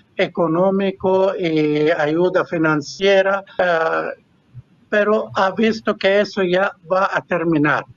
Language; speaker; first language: Spanish; non-native, fluent; Arabic